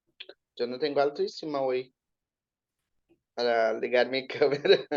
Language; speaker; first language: Spanish; non-native, learner; Portuguese